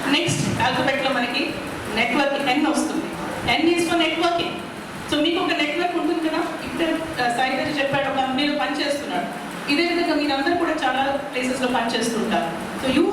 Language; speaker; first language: Telugu; non-native, local second language; Kannada